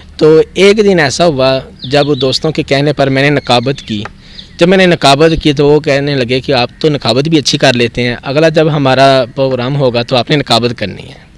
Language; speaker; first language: Urdu; non-native, local second language; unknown